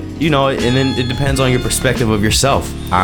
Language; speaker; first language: English; early bilingual, other home language; Japanese